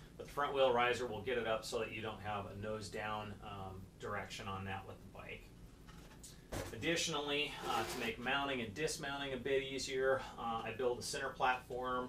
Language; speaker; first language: English; native; English